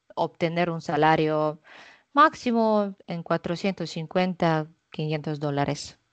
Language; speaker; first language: Spanish; non-native, fluent; Russian